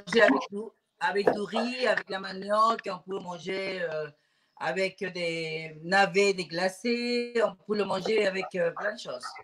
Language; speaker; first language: French; non-native, fluent; Spanish